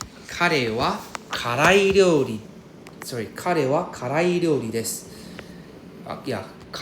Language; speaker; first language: Japanese; non-native, fluent; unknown